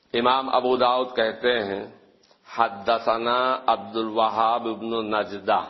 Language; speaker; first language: Urdu; native; Urdu